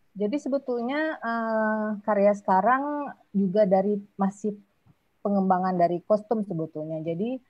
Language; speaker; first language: Indonesian; non-native, local second language; Minangkabau